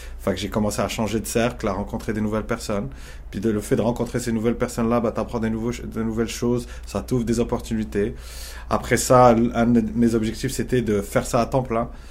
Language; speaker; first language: French; early bilingual, other home language; Arabic